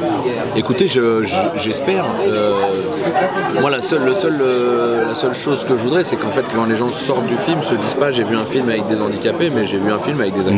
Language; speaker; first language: French; native; French